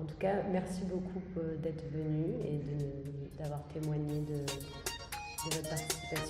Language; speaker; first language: French; native; French